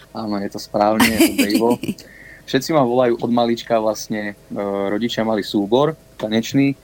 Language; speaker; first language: Slovak; native; Slovak